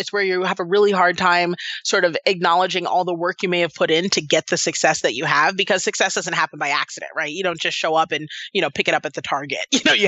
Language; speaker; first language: English; native; English